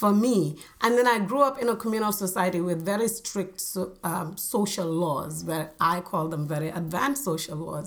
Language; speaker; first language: English; non-native, local second language; Wolof